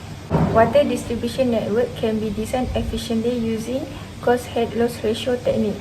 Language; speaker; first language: English; non-native, local second language; Malay